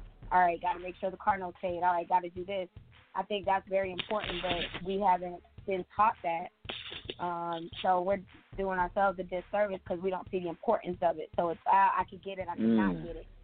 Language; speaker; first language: English; native; English